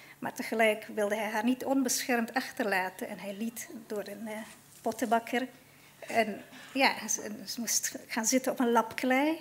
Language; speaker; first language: Dutch; native; Dutch